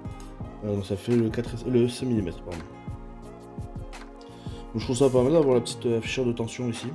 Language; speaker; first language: French; native; French